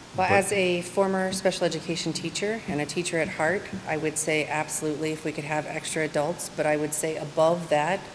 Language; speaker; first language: English; native; English